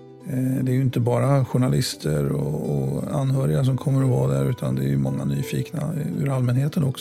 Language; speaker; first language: Swedish; native; Swedish